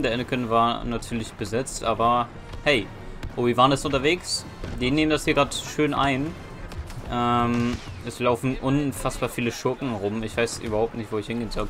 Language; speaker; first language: German; native; German